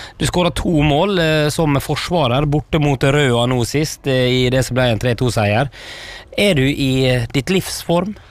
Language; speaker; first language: Norwegian; native; Norwegian